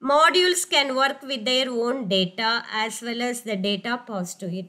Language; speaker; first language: English; non-native, local second language; Tamil